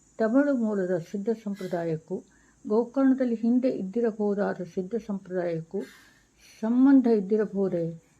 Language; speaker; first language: Kannada; native; Kannada